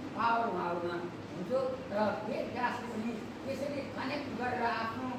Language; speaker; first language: Nepali; native; Nepali